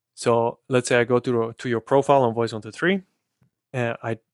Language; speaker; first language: English; non-native, fluent; Dutch